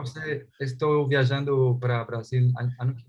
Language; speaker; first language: Portuguese; non-native, fluent; Spanish